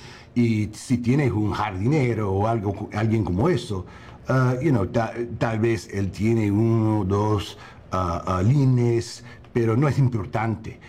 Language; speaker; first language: Spanish; non-native, learner; English